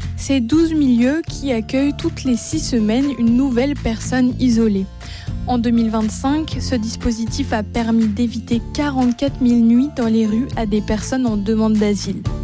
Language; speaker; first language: French; native; French